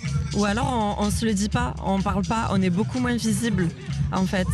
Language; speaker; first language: French; native; French